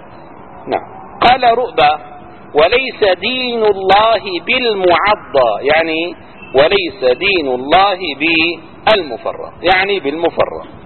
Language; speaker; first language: Arabic; native; Arabic